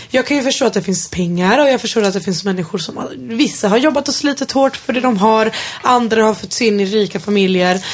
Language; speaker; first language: Swedish; early bilingual, other home language; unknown